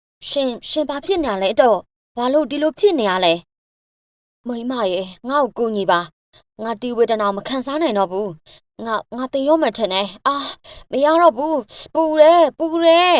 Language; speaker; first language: Burmese; native; Burmese